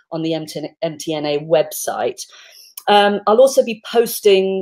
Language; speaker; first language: English; native; English